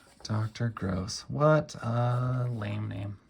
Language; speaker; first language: English; native; English